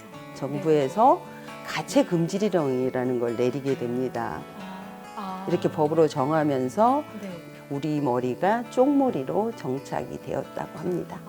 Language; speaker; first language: Korean; native; Korean